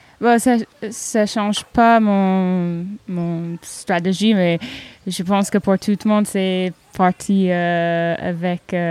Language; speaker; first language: French; non-native, learner; English